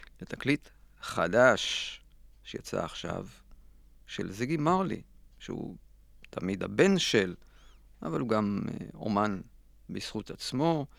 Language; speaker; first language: Hebrew; native; Hebrew